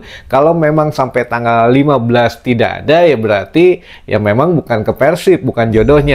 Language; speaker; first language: Indonesian; native; Indonesian